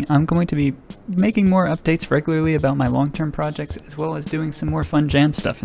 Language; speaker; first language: English; native; English